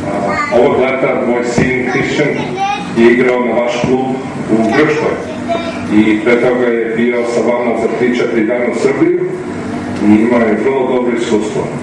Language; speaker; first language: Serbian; early bilingual, heritage; Serbian